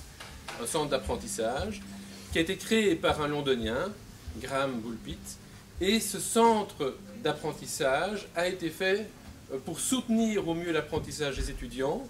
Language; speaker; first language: French; native; French